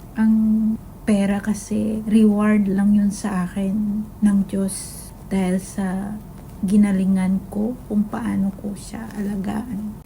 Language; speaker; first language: Filipino; native; Filipino